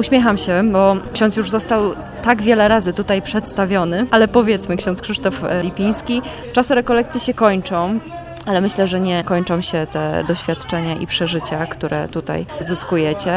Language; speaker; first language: Polish; native; Polish